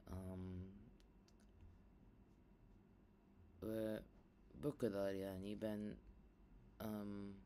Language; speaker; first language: Turkish; non-native, learner; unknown